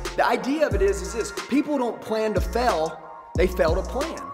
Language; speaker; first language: English; native; English